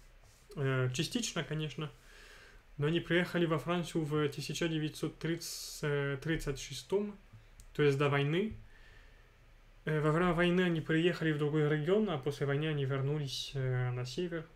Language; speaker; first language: Russian; non-native, fluent; French